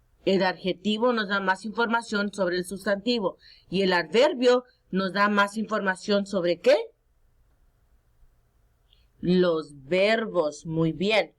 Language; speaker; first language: Spanish; early bilingual, heritage; Spanish